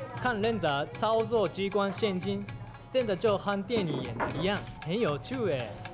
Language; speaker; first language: Chinese; non-native, fluent; Japanese